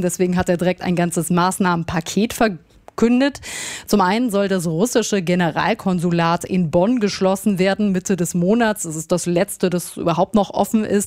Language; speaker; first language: German; native; German